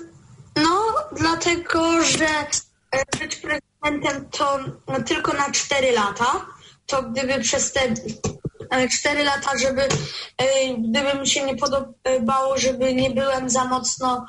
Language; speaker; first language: Polish; early bilingual, heritage; Polish